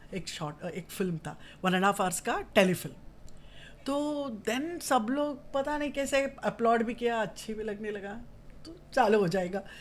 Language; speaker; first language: Hindi; non-native, local second language; Kannada